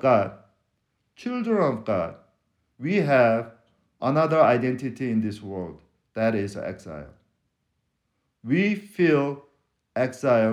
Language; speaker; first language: English; non-native, fluent; Korean